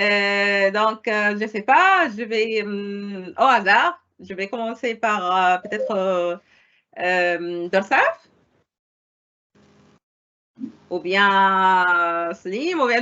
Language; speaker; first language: French; non-native, local second language; Arabic